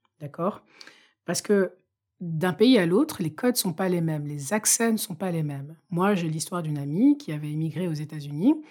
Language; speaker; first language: French; non-native, local second language; Bambara